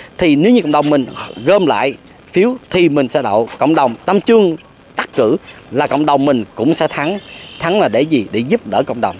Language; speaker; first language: Vietnamese; early bilingual, other home language; English